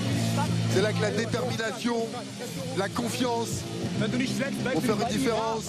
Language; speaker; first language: French; native; French